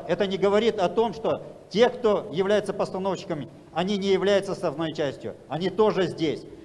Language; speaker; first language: Russian; native; Russian